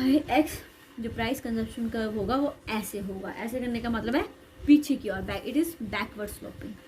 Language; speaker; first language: Hindi; native; Hindi